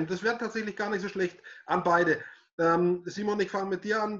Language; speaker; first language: German; native; German